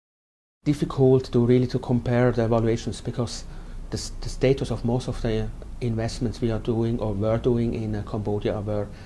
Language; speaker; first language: English; non-native, fluent; German